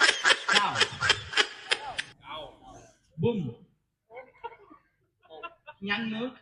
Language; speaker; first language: Vietnamese; non-native, learner; Kannada